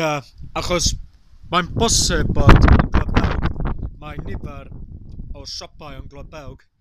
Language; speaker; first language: Welsh; non-native, local second language; English